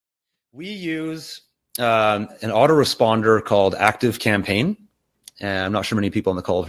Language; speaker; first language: English; native; English